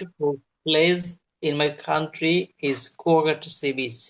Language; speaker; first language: English; non-native, learner; Bangla